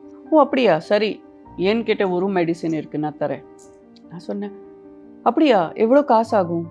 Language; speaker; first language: Tamil; non-native, local second language; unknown